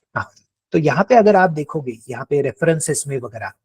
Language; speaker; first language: Hindi; non-native, local second language; Marathi